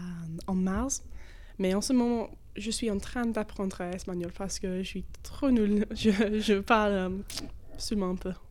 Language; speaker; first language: French; non-native, fluent; English